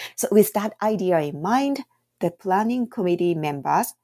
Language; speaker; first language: English; non-native, fluent; Japanese